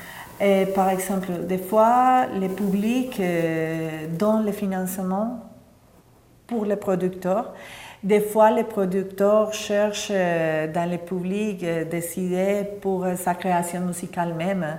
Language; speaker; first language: French; non-native, fluent; Spanish